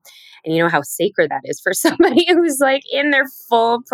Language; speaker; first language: English; native; English